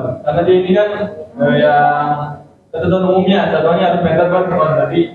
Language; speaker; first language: Indonesian; native; Indonesian